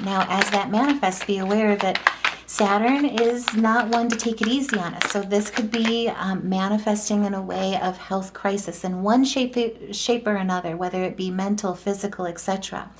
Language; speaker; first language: English; native; English